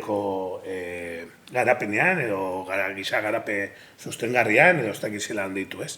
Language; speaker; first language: Basque; native; Basque